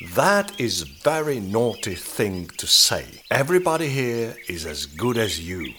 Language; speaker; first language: English; non-native, fluent; Czech